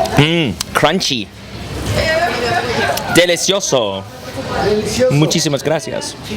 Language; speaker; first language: Spanish; non-native, learner; English